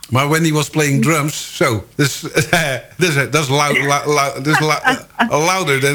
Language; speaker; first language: English; non-native, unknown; Dutch